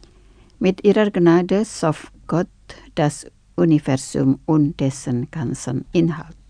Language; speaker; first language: German; non-native, fluent; Indonesian